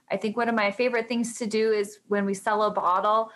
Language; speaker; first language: English; native; English